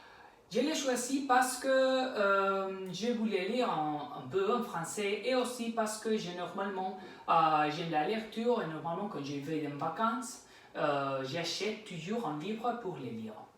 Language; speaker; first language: French; non-native, learner; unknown